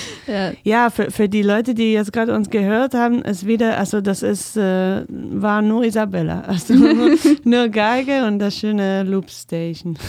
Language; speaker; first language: German; non-native, fluent; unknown